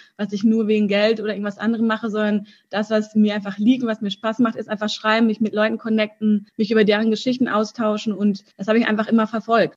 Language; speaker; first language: German; early bilingual, other home language; Russian